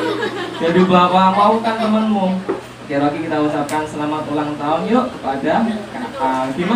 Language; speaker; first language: Indonesian; native; Indonesian